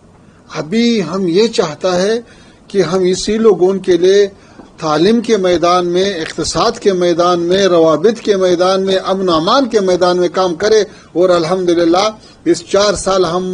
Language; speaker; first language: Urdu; non-native, fluent; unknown